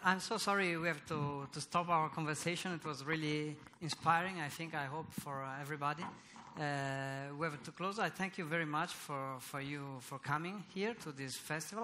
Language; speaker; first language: English; non-native, fluent; Italian